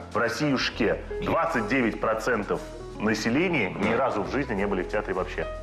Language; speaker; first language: Russian; native; Russian